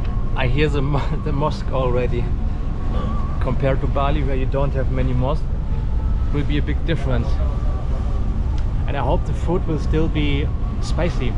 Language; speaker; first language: English; non-native, fluent; German